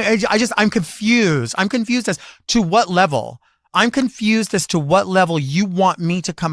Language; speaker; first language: English; native; English